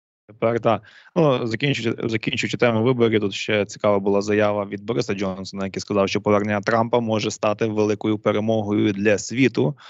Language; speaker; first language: Ukrainian; native; Ukrainian